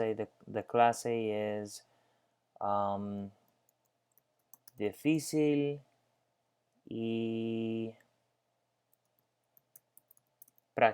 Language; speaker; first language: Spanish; non-native, fluent; English